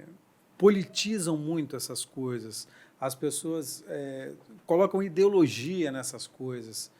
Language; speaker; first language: Portuguese; native; Portuguese